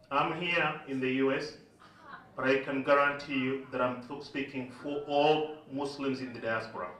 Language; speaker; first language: English; non-native, local second language; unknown